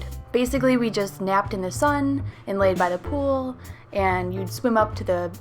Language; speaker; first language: English; native; English